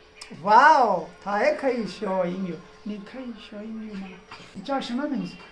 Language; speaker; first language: Chinese; non-native, learner; Urdu